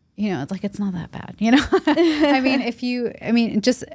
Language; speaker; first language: English; native; English